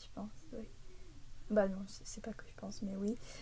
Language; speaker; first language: French; early bilingual, heritage; English